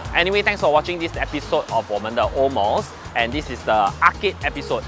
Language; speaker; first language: English; non-native, local second language; Chinese